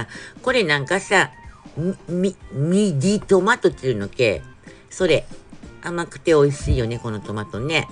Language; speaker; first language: Japanese; native; Japanese